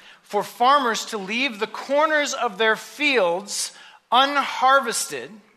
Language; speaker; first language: English; native; English